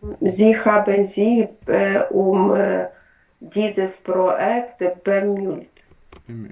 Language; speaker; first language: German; non-native, learner; Ukrainian